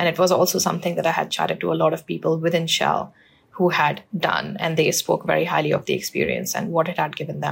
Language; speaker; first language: English; non-native, local second language; Hindi